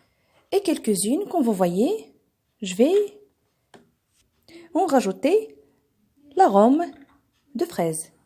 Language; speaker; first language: French; non-native, local second language; Arabic